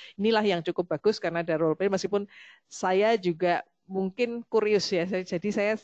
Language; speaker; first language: Indonesian; native; Indonesian